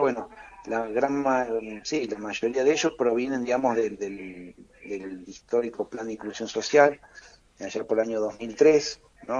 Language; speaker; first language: Spanish; native; Spanish